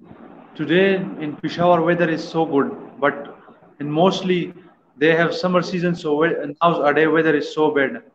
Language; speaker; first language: English; non-native, learner; Pashto